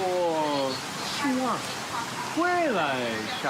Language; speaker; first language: Chinese; non-native, learner; English